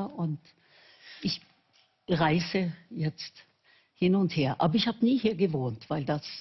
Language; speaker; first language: German; non-native, fluent; Norwegian